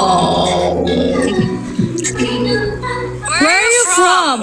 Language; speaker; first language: English; non-native, learner; Filipino